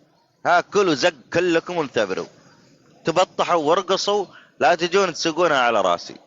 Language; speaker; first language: Arabic; native; Arabic